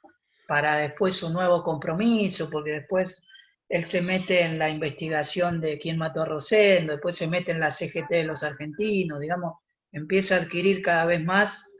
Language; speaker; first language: Spanish; native; Spanish